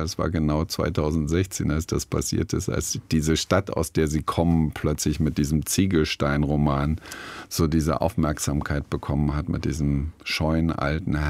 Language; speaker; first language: German; native; German